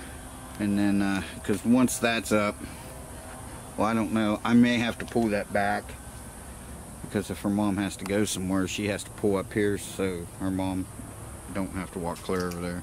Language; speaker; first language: English; native; English